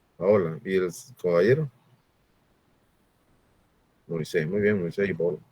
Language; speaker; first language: Spanish; native; Spanish